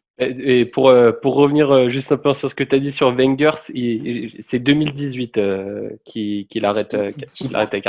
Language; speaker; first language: French; native; French